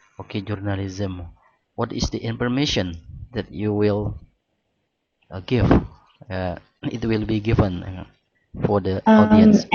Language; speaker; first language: English; non-native, learner; Indonesian